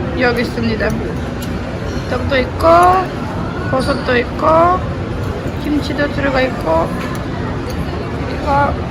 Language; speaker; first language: Korean; non-native, fluent; Romanian